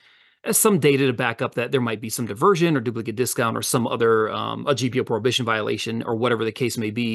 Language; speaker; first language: English; native; English